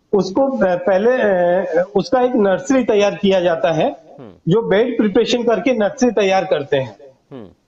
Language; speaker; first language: Hindi; non-native, local second language; Gujarati